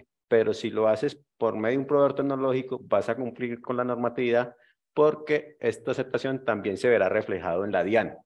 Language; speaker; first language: Spanish; native; Spanish